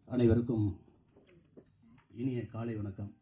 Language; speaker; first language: Tamil; native; Tamil